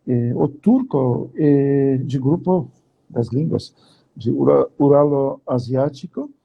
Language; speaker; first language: Portuguese; non-native, fluent; Turkish